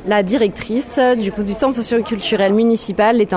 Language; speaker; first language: French; native; French